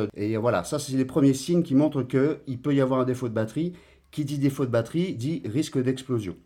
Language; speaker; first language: French; native; French